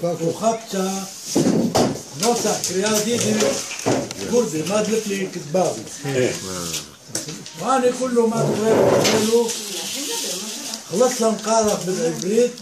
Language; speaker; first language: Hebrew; non-native, fluent; Aramaic